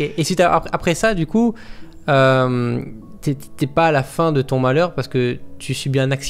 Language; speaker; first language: French; native; French